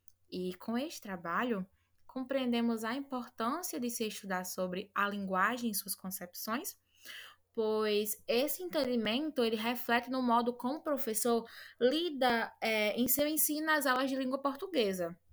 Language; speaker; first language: Portuguese; native; Portuguese